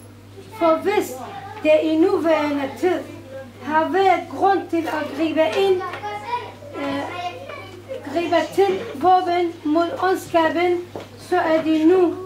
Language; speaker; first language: Danish; non-native, fluent; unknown